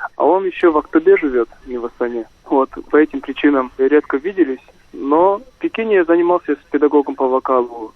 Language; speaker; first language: Russian; non-native, local second language; Kazakh